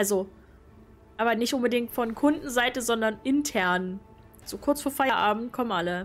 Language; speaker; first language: German; native; German